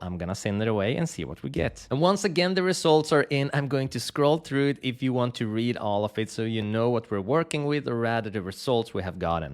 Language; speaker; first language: English; native; English